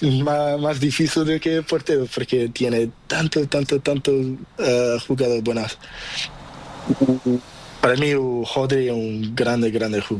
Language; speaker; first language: Spanish; non-native, learner; Portuguese